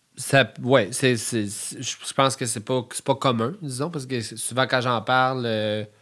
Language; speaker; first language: French; native; French